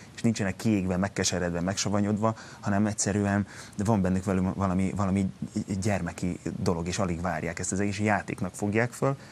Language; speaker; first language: Hungarian; native; Hungarian